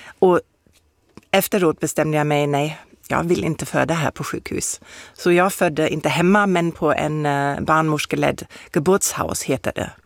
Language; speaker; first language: Swedish; non-native, fluent; German